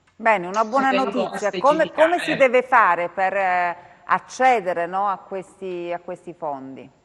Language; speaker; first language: Italian; native; Italian